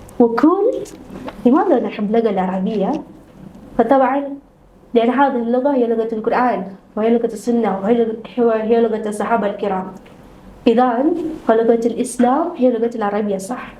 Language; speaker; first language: Arabic; non-native, learner; Indonesian